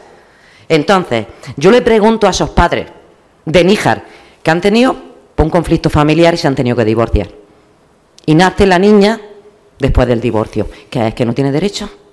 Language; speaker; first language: Spanish; native; Spanish